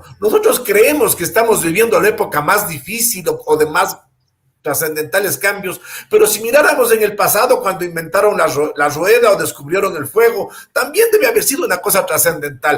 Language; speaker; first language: Spanish; native; Spanish